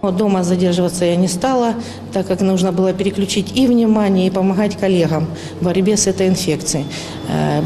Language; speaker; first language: Russian; native; Russian